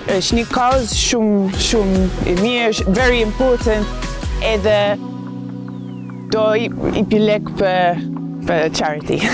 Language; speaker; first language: Albanian; non-native, learner; English